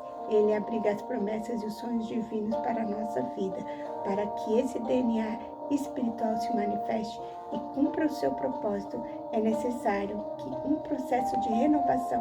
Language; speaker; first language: Portuguese; native; Portuguese